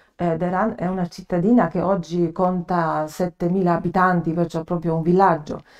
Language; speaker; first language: Italian; non-native, fluent; Polish